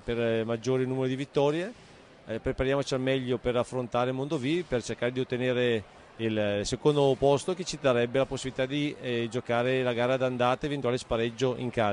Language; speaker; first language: Italian; native; Italian